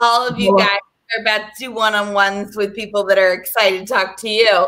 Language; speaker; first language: English; native; English